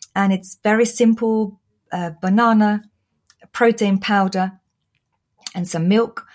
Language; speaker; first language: English; non-native, fluent; German